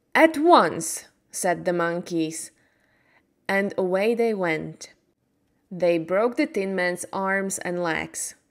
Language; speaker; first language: English; non-native, fluent; Slovak